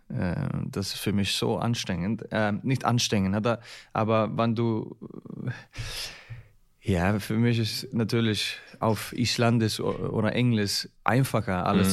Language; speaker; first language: German; non-native, learner; Icelandic